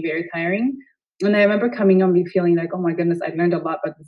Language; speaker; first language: English; non-native, fluent; Amharic